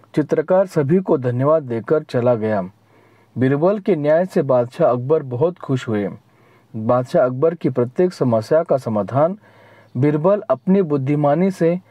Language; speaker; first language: Hindi; non-native, local second language; Marathi